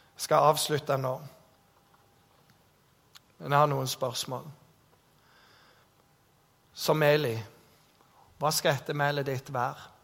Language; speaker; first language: Norwegian; native; Norwegian